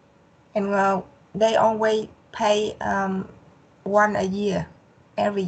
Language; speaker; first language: English; non-native, learner; Vietnamese